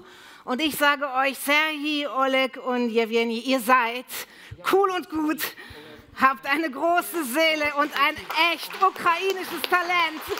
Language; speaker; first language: German; native; German